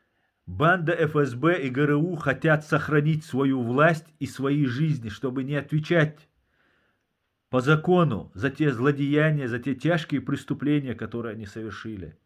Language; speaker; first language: Russian; non-native, local second language; Chechen